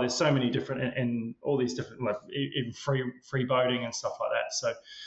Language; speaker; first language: English; native; English